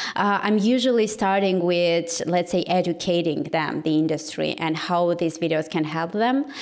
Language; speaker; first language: English; non-native, fluent; Armenian